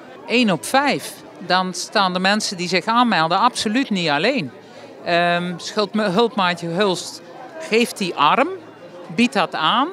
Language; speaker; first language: Dutch; native; Dutch